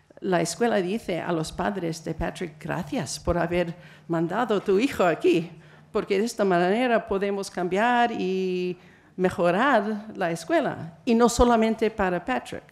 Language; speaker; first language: Spanish; non-native, fluent; English